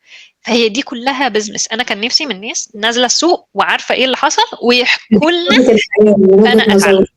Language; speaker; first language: Arabic; native; Arabic